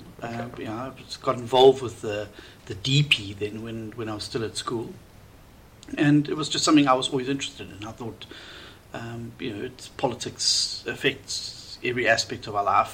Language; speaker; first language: English; native; English